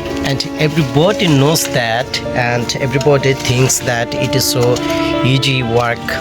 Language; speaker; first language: English; non-native, learner; Bangla